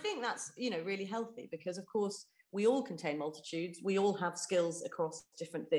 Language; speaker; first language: English; native; English